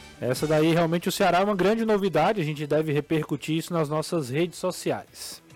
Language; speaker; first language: Portuguese; native; Portuguese